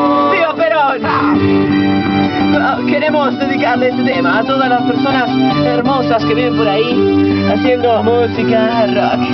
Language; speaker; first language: Spanish; native; Spanish